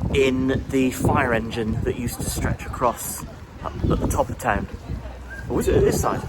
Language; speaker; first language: English; native; English